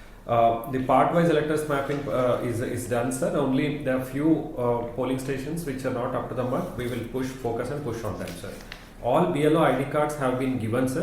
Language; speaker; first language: English; non-native, local second language; Telugu